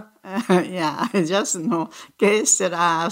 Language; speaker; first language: English; non-native, learner; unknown